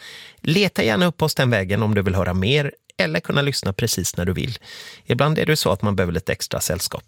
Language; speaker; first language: Swedish; native; Swedish